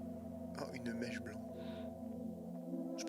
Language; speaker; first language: French; native; French